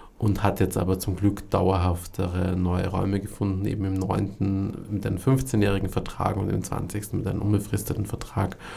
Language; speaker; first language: German; native; German